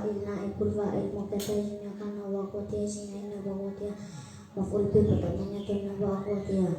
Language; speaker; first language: Arabic; non-native, learner; Indonesian